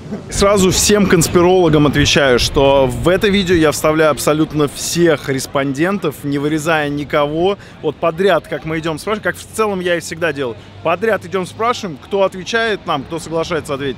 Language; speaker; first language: Russian; native; Russian